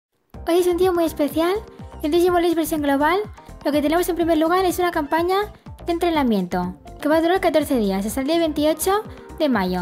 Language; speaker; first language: Spanish; native; Spanish